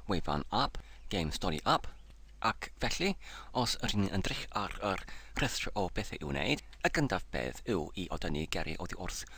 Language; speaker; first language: Welsh; non-native, learner; English